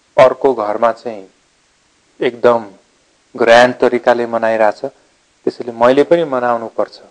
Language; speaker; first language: Nepali; non-native, local second language; Eastern Tamang